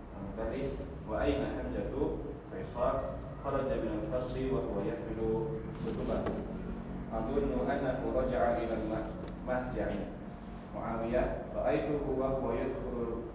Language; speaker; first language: Arabic; non-native, learner; Indonesian